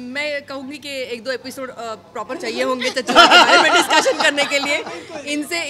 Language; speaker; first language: Hindi; native; Hindi